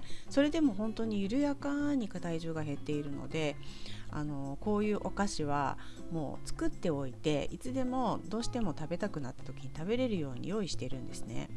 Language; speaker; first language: Japanese; native; Japanese